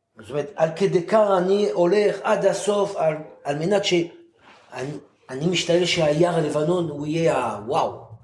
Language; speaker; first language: Hebrew; non-native, fluent; French